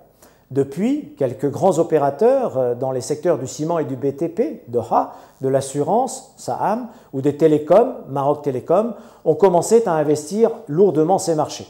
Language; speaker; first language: French; non-native, local second language; Arabic